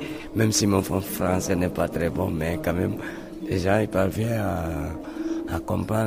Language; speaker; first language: French; non-native, local second language; Mandingo